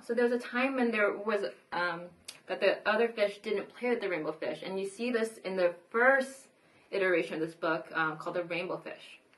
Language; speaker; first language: English; early bilingual, other home language; Vietnamese